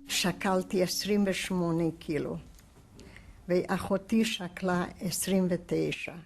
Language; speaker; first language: Hebrew; non-native, fluent; Hungarian